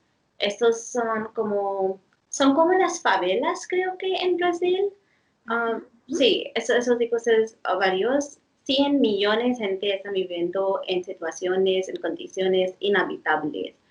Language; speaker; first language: Spanish; non-native, fluent; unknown